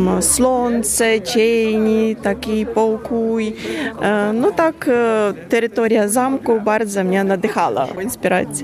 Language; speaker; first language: Polish; non-native, learner; Ukrainian